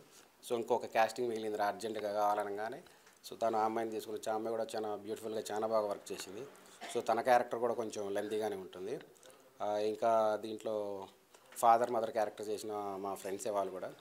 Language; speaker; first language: Telugu; native; Telugu